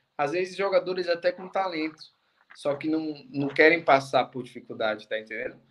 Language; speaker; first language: Portuguese; native; Portuguese